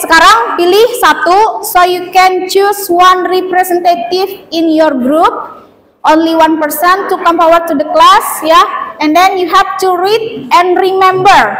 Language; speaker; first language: English; non-native, learner; Indonesian